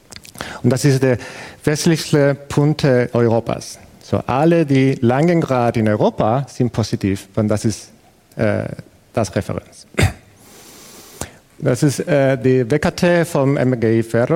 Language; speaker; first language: German; non-native, fluent; Spanish